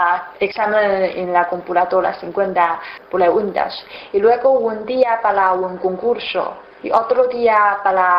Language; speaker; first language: Spanish; non-native, learner; Chinese